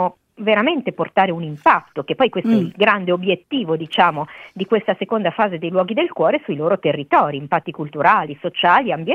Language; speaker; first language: Italian; native; Italian